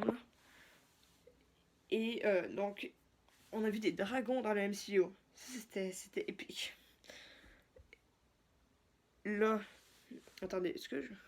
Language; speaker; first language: French; native; French